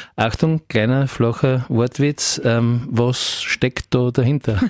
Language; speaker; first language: German; native; German